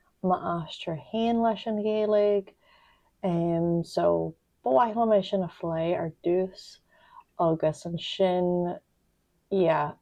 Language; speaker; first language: Irish; non-native, local second language; English